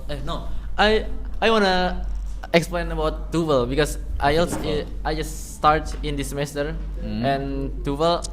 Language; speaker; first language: English; non-native, learner; Indonesian